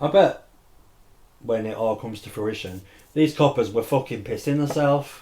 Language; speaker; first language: English; native; English